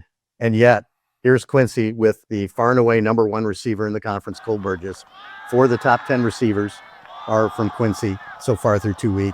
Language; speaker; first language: English; native; English